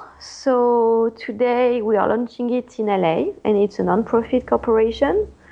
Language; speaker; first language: English; non-native, fluent; French